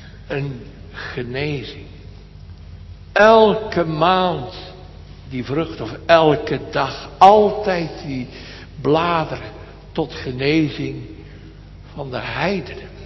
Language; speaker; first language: Dutch; native; Dutch